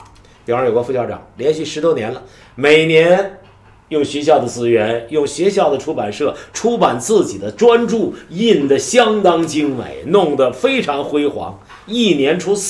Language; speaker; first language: Chinese; native; Chinese